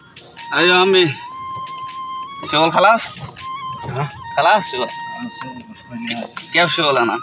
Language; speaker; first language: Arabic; non-native, learner; Bangla